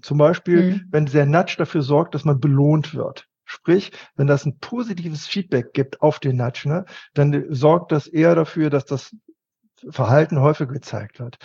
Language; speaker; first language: German; native; German